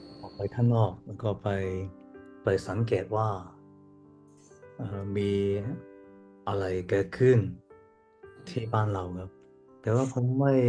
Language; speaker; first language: Thai; non-native, learner; Cantonese